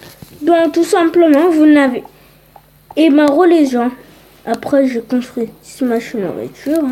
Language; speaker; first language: French; early bilingual, other home language; Polish